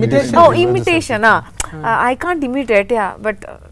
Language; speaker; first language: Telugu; non-native, learner; Bangla